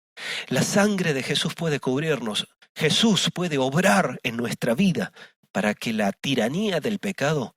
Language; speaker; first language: Spanish; native; Spanish